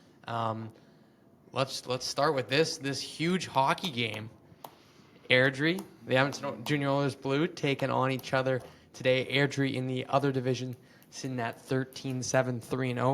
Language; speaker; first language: English; native; English